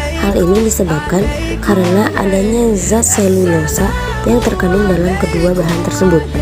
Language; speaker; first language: Indonesian; native; Indonesian